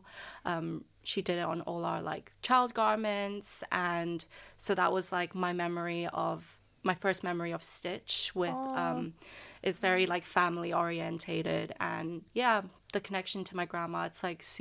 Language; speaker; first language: English; non-native, local second language; Cantonese